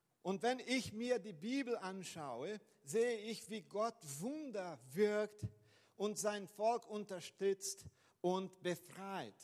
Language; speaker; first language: German; non-native, fluent; Portuguese